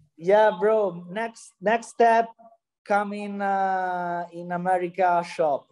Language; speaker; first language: English; non-native, learner; Italian